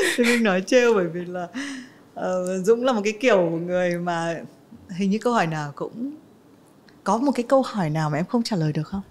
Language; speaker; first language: Vietnamese; native; Vietnamese